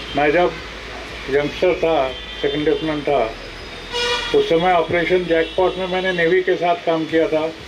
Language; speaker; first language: Hindi; non-native, local second language; Marathi